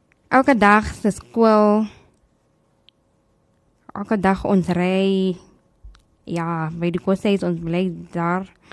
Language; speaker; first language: Afrikaans; non-native, fluent; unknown